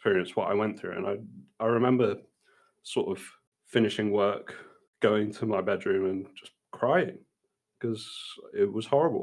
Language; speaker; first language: English; native; English